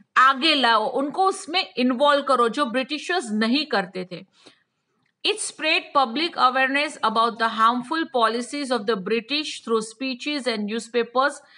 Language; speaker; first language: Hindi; non-native, local second language; Gujarati